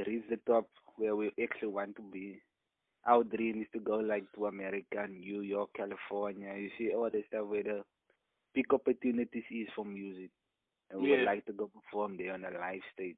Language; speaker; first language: English; non-native, local second language; Afrikaans